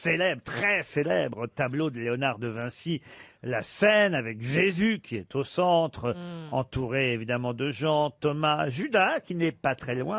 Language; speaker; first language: French; native; French